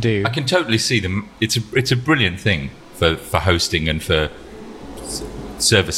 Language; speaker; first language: English; native; English